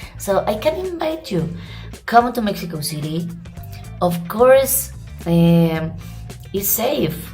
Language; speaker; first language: English; non-native, learner; Spanish